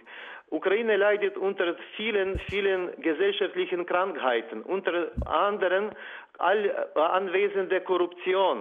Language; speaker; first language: German; non-native, fluent; Ukrainian